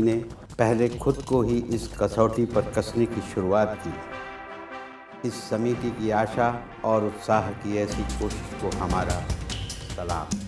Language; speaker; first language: Hindi; native; Hindi